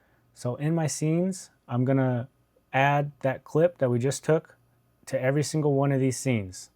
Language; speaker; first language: English; native; English